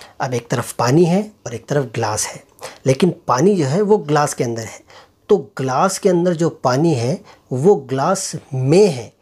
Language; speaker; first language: Urdu; native; Urdu